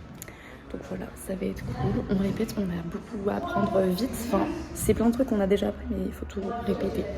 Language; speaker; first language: French; native; French